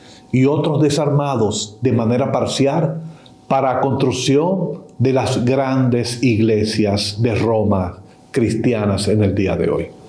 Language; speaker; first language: Spanish; native; Spanish